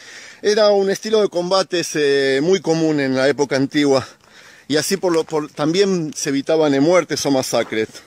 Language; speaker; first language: Spanish; native; Spanish